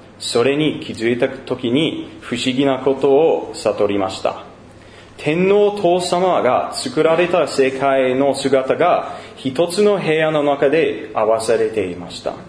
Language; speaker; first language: Japanese; non-native, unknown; English